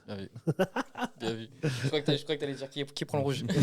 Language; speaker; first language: French; native; French